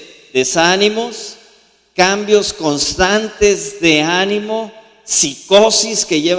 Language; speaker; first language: Spanish; native; Spanish